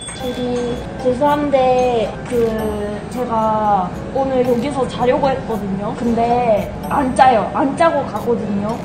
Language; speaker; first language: Korean; non-native, fluent; Japanese